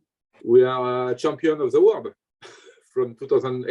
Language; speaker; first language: English; non-native, learner; French